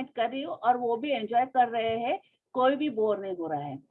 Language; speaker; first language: Hindi; non-native, local second language; Marathi